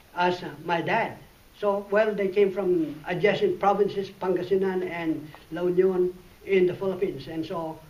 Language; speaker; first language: English; non-native, local second language; Iloko